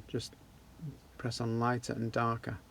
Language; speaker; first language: English; native; English